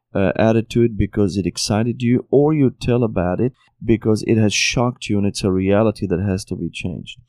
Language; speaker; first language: English; non-native, fluent; Arabic